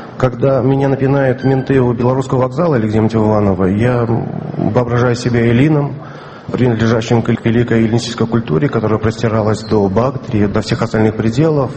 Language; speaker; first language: Russian; native; Russian